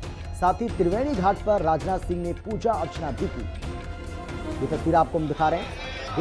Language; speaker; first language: Hindi; native; Hindi